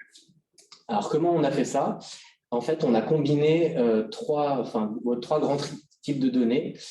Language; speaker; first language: French; native; French